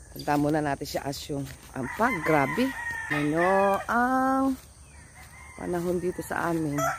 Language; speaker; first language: Filipino; non-native, local second language; Pampanga